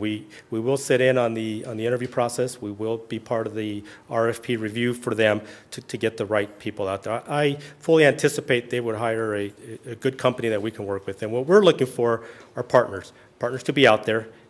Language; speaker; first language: English; early bilingual, other home language; Spanish